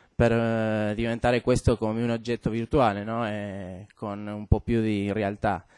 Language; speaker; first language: Italian; non-native, fluent; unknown